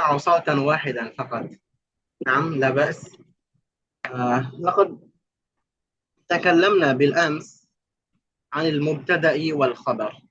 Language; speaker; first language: Arabic; non-native, fluent; Bangla